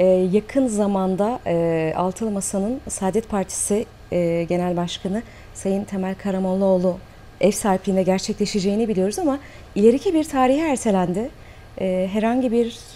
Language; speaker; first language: Turkish; native; Turkish